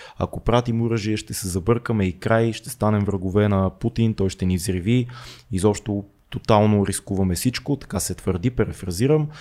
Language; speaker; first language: Bulgarian; native; Bulgarian